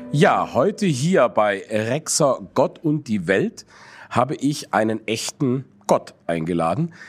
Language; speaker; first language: German; native; German